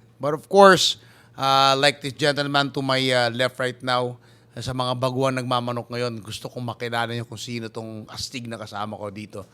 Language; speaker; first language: Filipino; early bilingual, heritage; Filipino